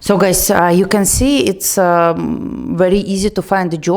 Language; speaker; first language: English; non-native, learner; Russian